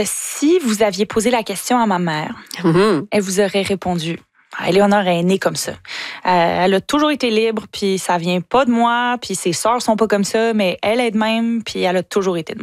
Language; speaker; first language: French; native; French